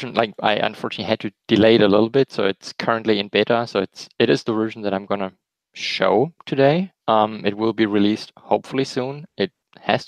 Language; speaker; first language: English; non-native, fluent; German